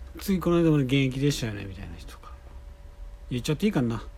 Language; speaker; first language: Japanese; native; Japanese